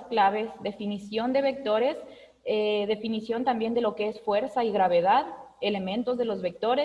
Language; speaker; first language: Spanish; native; Spanish